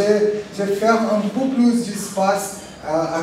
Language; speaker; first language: French; non-native, learner; Portuguese